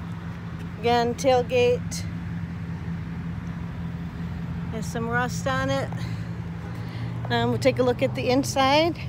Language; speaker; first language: English; native; English